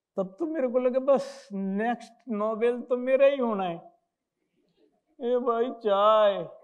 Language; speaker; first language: Hindi; non-native, local second language; Gujarati